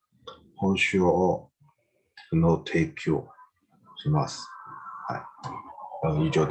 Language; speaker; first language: Japanese; non-native, learner; Chinese